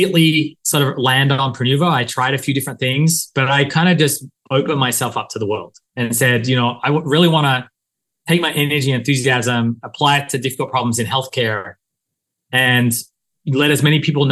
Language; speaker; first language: English; native; English